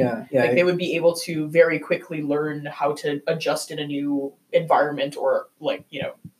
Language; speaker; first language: English; non-native, local second language; Cantonese